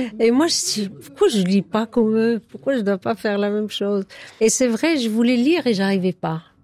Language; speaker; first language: French; non-native, fluent; Arabic